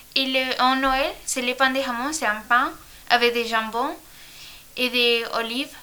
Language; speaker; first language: French; non-native, learner; Spanish